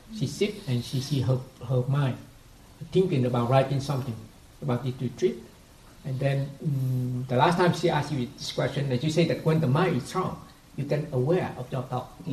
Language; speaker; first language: English; non-native, fluent; Vietnamese